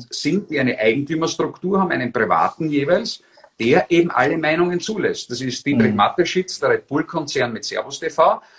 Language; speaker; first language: German; native; German